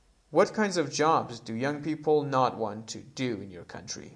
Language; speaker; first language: English; non-native, fluent; Persian